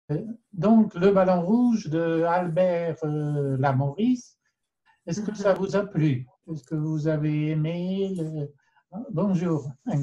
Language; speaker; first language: French; non-native, fluent; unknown